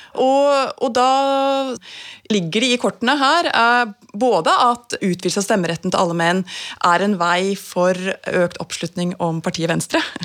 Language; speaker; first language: Norwegian; native; Norwegian